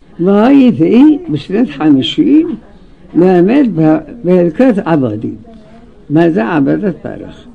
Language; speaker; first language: Hebrew; non-native, learner; Arabic